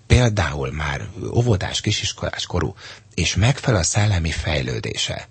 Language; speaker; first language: Hungarian; native; Hungarian